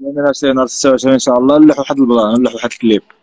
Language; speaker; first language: Arabic; native; Arabic